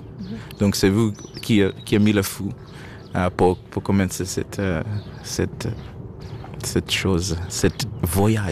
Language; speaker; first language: French; non-native, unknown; Shona